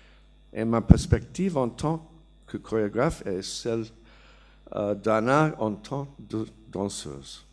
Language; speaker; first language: French; non-native, learner; English